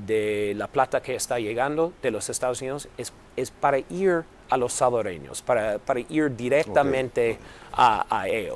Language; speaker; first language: Spanish; non-native, fluent; English